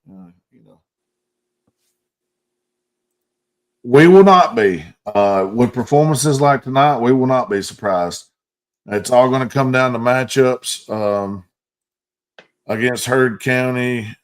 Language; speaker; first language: English; native; English